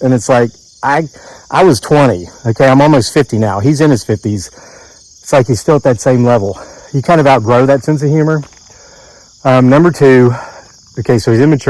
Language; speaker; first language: English; native; English